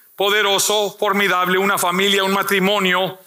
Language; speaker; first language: Spanish; early bilingual, heritage; Spanish